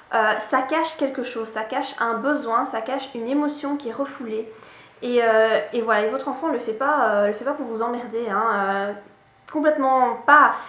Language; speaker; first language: French; native; French